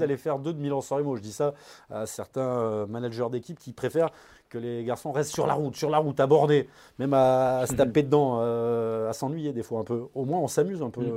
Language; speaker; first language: French; native; French